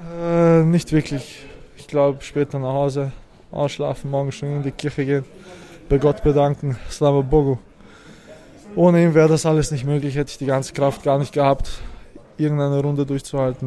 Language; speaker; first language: German; early bilingual, other home language; Serbian